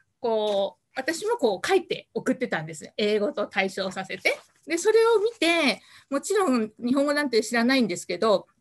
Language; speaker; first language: Japanese; native; Japanese